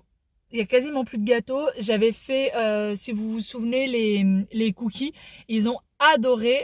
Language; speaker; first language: French; native; French